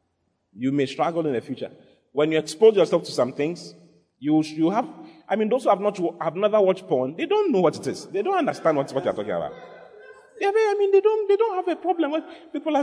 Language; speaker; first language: English; non-native, local second language; Akan